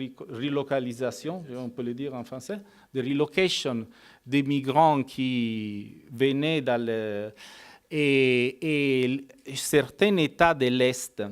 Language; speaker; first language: French; non-native, fluent; Italian